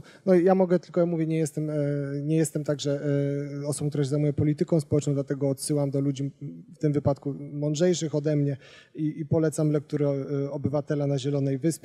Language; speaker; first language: Polish; native; Polish